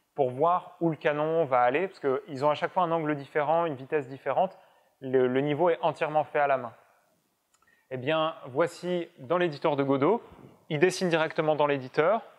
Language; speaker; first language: French; native; French